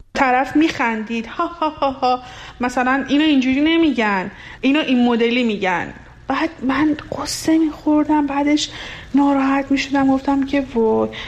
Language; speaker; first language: Persian; non-native, local second language; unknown